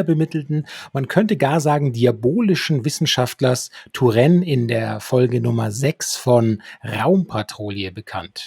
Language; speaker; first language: German; native; German